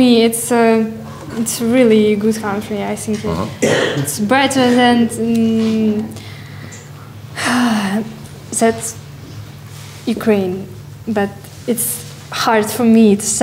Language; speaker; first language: English; non-native, learner; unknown